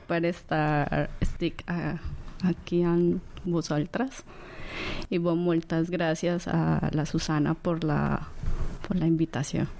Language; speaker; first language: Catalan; non-native, learner; Spanish